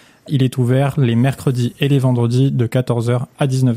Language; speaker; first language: French; native; French